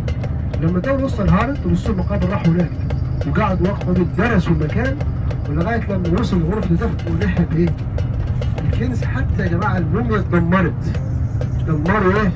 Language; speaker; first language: Arabic; native; Arabic